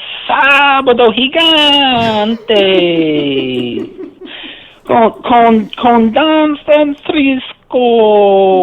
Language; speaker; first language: Spanish; non-native, learner; English